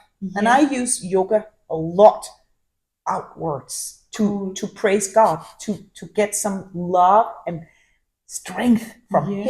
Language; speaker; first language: English; non-native, fluent; Danish